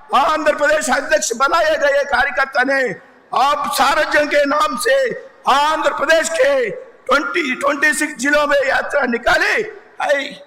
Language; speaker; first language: Hindi; non-native, local second language; Telugu